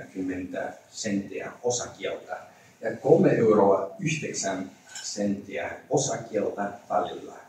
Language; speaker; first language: Finnish; non-native, learner; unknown